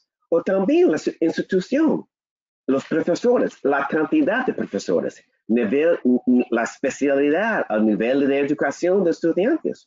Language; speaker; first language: Spanish; non-native, learner; English